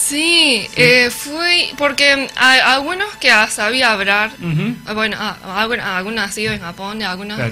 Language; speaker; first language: Spanish; non-native, learner; Japanese